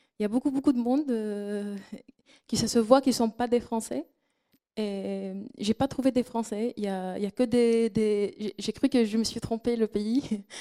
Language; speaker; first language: French; non-native, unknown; Arabic